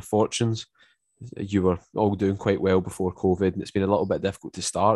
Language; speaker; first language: English; native; English